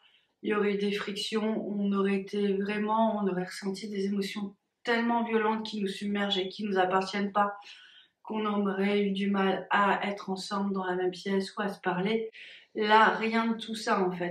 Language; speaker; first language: French; native; French